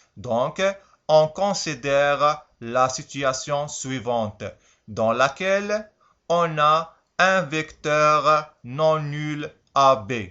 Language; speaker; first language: French; non-native, local second language; Arabic